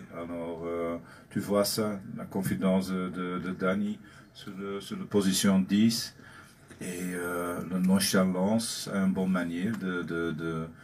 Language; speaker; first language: French; non-native, learner; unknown